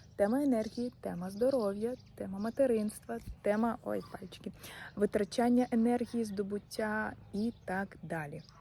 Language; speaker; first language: Ukrainian; non-native, local second language; Russian